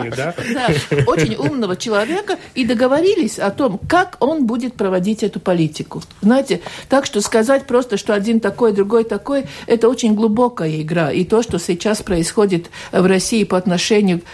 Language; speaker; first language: Russian; non-native, local second language; Latvian